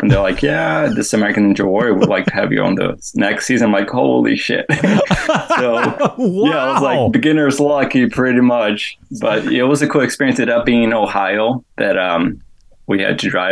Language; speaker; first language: English; non-native, fluent; Portuguese